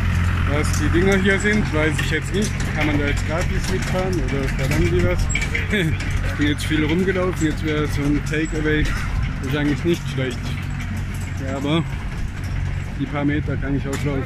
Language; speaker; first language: German; native; German